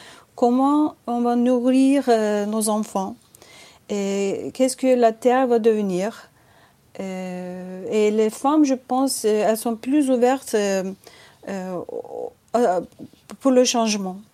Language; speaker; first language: French; non-native, fluent; Turkish